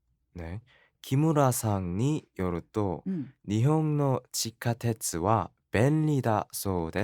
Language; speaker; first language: Japanese; non-native, learner; Korean